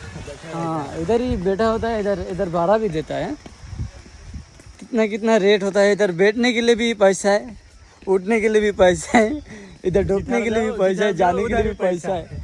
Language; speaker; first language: Hindi; non-native, learner; Bangla